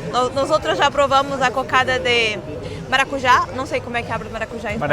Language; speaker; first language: Portuguese; non-native, fluent; Spanish